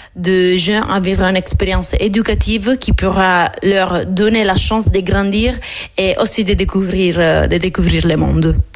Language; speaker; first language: French; non-native, learner; Italian